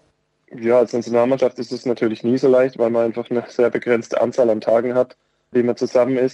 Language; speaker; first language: German; native; German